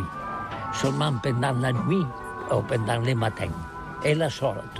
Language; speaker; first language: French; non-native, learner; Catalan